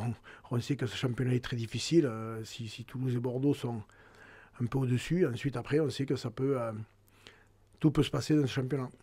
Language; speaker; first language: French; native; French